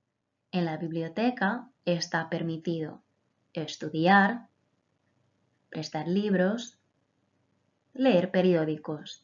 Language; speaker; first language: Spanish; non-native, fluent; Croatian